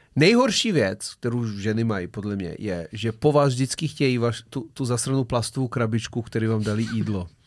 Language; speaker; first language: Czech; non-native, fluent; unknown